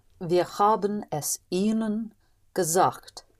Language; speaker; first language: German; non-native, learner; English